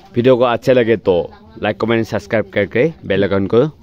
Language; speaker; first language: Hindi; non-native, local second language; Assamese